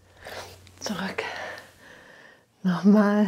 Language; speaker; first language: German; native; German